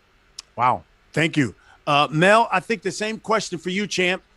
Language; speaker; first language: English; native; English